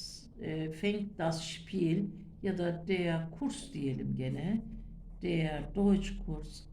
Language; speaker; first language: German; non-native, fluent; Turkish